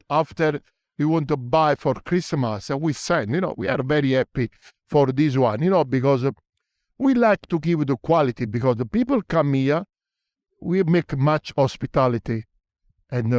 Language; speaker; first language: English; non-native, learner; Italian